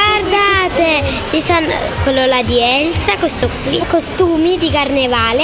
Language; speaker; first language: Italian; early bilingual, other home language; Portuguese